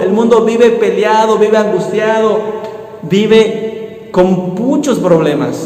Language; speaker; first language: Spanish; native; Spanish